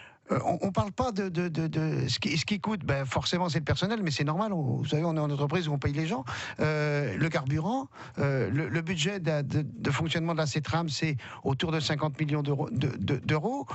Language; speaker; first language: French; native; French